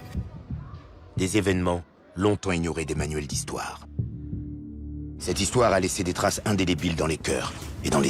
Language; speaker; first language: French; native; French